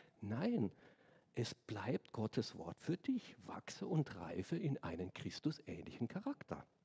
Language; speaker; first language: German; native; German